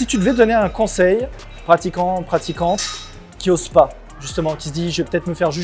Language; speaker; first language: French; native; French